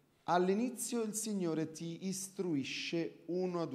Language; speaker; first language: Italian; native; Italian